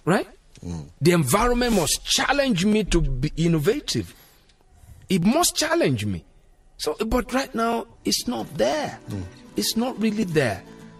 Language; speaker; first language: English; non-native, local second language; Yoruba